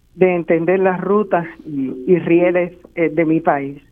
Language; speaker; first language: Spanish; native; Spanish